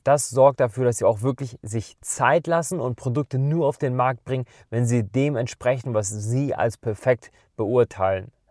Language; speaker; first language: German; native; German